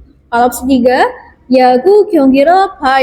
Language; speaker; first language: Korean; non-native, fluent; Indonesian